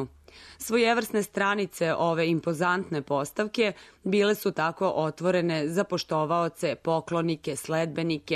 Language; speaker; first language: Serbian; native; Serbian